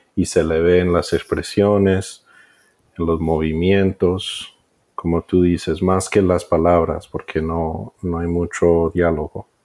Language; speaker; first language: Spanish; early bilingual, heritage; Spanish